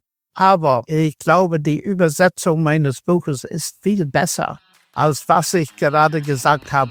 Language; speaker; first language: German; non-native, fluent; English